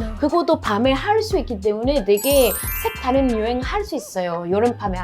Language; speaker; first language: Korean; non-native, fluent; French